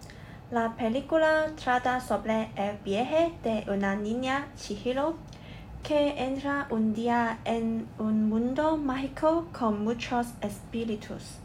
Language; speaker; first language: Spanish; non-native, learner; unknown